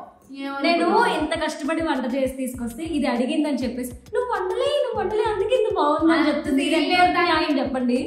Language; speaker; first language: Telugu; native; Telugu